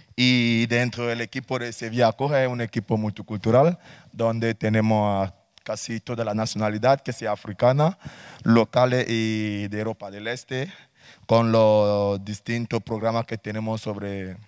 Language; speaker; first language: Spanish; non-native, fluent; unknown